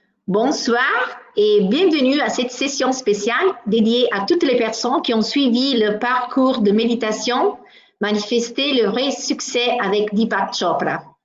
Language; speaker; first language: French; non-native, fluent; Italian